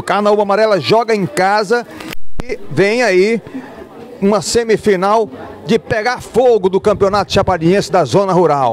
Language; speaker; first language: Portuguese; native; Portuguese